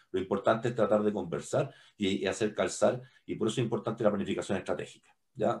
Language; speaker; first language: Spanish; native; Spanish